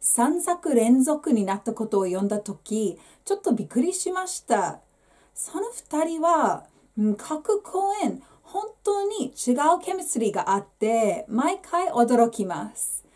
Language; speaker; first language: Japanese; non-native, fluent; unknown